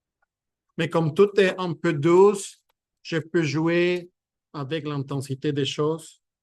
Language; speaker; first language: French; non-native, fluent; Spanish